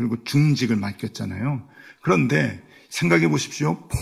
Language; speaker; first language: Korean; native; Korean